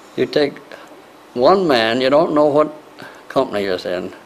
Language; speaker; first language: English; native; English